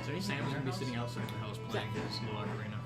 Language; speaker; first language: English; native; English